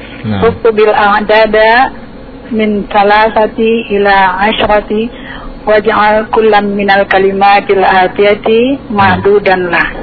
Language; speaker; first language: Arabic; non-native, learner; Indonesian